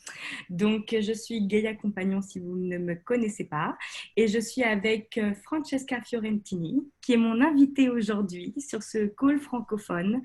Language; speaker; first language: French; native; French